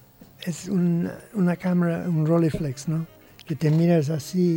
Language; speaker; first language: Spanish; non-native, learner; English